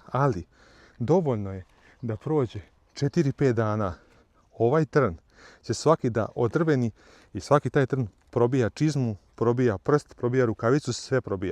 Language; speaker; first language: Croatian; native; Croatian